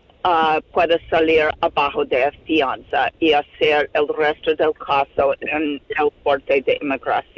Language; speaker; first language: Spanish; non-native, learner; English